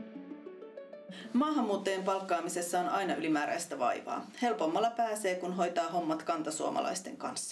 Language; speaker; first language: Finnish; native; Finnish